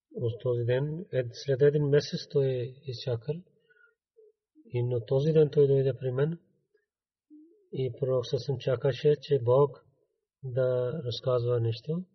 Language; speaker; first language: Bulgarian; non-native, learner; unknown